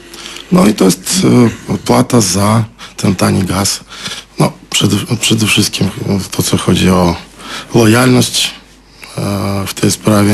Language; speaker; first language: Polish; non-native, fluent; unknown